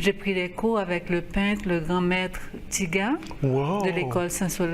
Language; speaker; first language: French; non-native, local second language; Haitian Creole